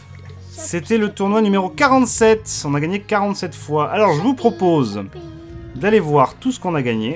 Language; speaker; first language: French; native; French